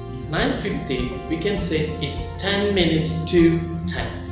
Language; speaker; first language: English; non-native, fluent; Indonesian